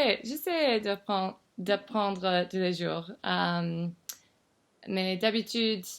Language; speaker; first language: French; non-native, learner; English